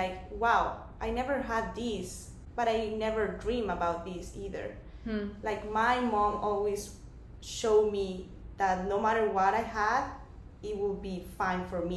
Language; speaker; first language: English; non-native, fluent; Spanish